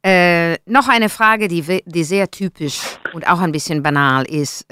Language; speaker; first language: German; non-native, fluent; Italian